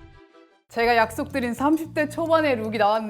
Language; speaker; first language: Korean; native; Korean